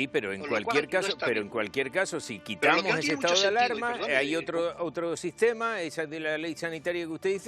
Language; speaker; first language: Spanish; native; Spanish